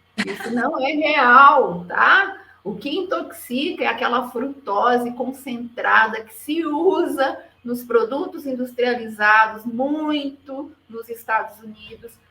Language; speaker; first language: Portuguese; native; Portuguese